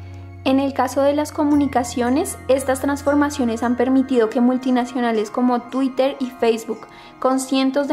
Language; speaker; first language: Spanish; native; Spanish